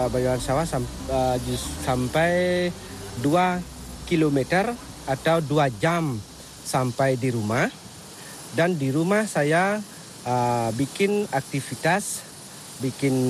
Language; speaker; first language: Indonesian; non-native, local second language; Balinese